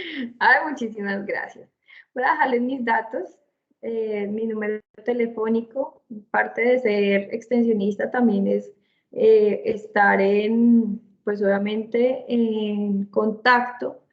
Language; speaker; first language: Spanish; native; Spanish